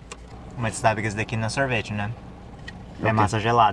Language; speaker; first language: Portuguese; native; Portuguese